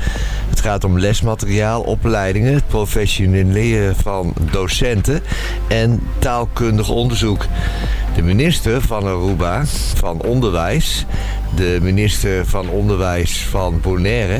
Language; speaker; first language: Dutch; native; Dutch